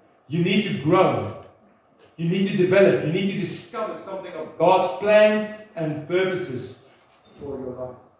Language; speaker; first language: English; non-native, local second language; Afrikaans